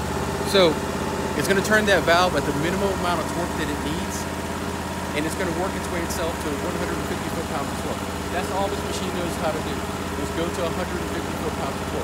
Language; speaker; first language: English; native; English